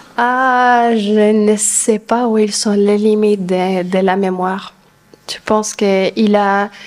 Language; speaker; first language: French; non-native, fluent; Spanish